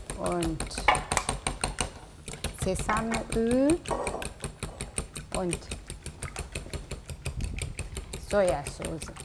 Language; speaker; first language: German; non-native, learner; Japanese